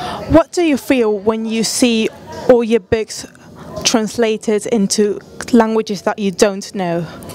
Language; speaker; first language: English; non-native, fluent; Spanish